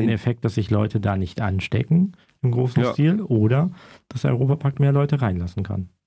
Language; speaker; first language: German; native; German